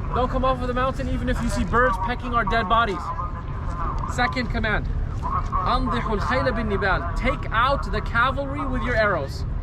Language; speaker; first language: English; native; English